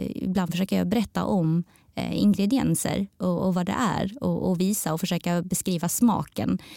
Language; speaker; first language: Swedish; native; Swedish